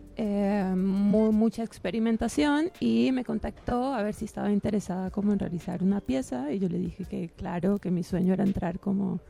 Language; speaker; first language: Spanish; native; Spanish